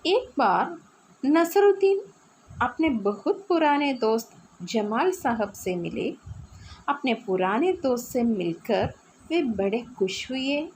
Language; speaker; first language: Hindi; non-native, local second language; Malayalam